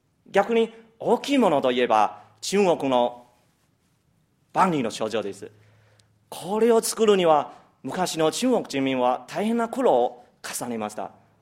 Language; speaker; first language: Japanese; non-native, fluent; Chinese